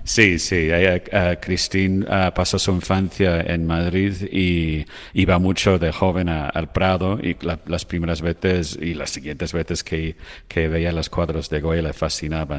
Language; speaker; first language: Spanish; non-native, fluent; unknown